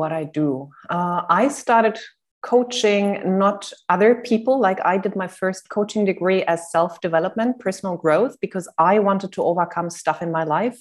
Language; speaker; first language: English; non-native, fluent; German